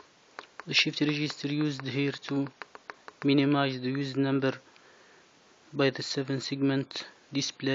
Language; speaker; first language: English; non-native, fluent; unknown